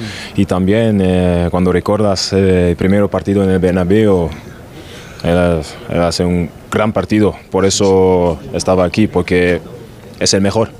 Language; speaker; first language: Spanish; non-native, learner; German